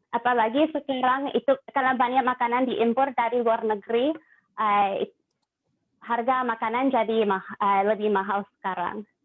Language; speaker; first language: Indonesian; non-native, learner; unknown